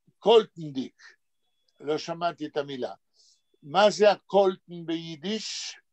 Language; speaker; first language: Hebrew; native; Hebrew